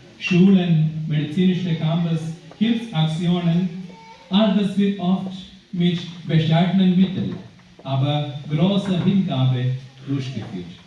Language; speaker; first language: German; non-native, fluent; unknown